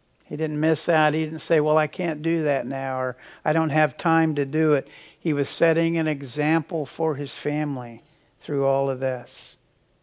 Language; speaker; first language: English; native; English